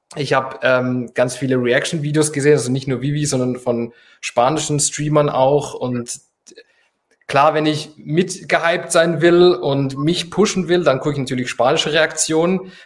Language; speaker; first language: German; non-native, fluent; Spanish